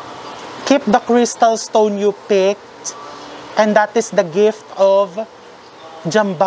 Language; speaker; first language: English; non-native, local second language; Filipino